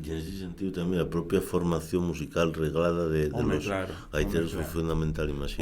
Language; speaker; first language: Spanish; native; Spanish